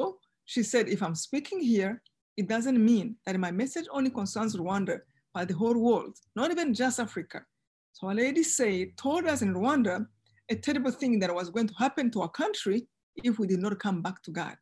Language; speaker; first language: English; non-native, local second language; Kinyarwanda